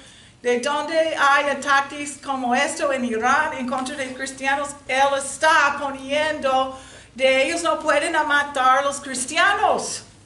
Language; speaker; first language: Spanish; non-native, learner; English